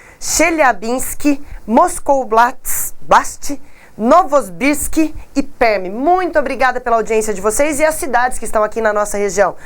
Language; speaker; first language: Portuguese; native; Portuguese